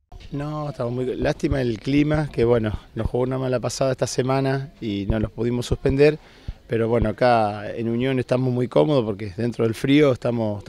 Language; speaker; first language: Spanish; native; Spanish